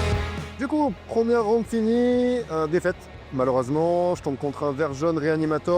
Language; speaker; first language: French; native; French